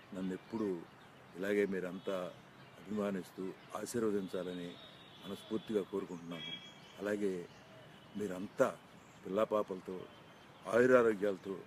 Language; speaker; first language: Telugu; native; Telugu